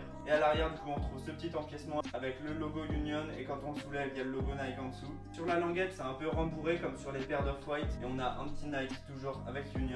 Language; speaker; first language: French; native; French